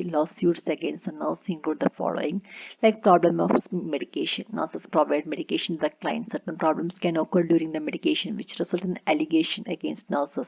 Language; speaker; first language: English; non-native, local second language; Malayalam